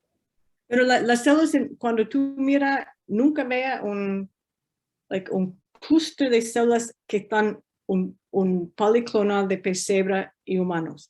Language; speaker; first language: Spanish; non-native, fluent; English